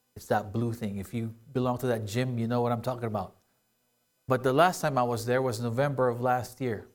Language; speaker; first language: English; non-native, local second language; Filipino